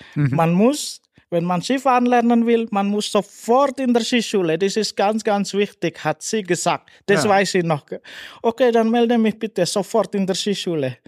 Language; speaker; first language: German; non-native, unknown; Indonesian